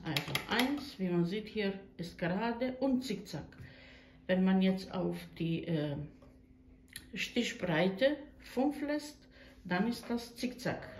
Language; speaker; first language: German; non-native, learner; Croatian